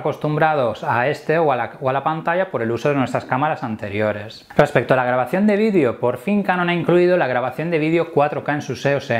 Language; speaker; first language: Spanish; native; Spanish